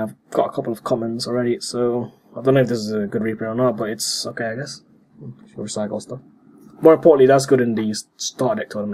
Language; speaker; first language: English; native; English